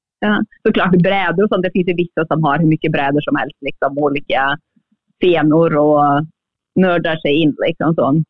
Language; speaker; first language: Swedish; native; Swedish